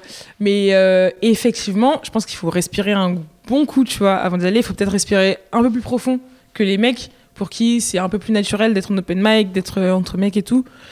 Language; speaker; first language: French; native; French